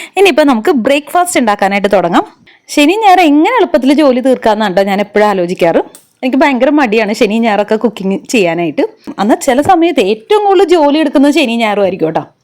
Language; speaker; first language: Malayalam; native; Malayalam